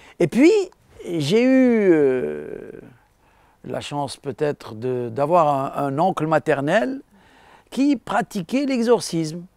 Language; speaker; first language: French; non-native, local second language; Arabic